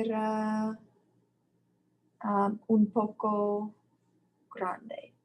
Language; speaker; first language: Spanish; non-native, fluent; English